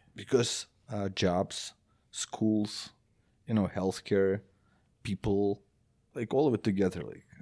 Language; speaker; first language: English; non-native, fluent; Belarusian